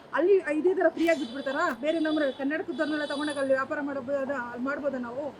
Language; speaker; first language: Kannada; native; Kannada